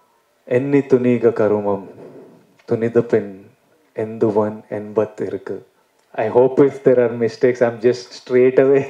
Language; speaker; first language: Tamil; non-native, learner; Telugu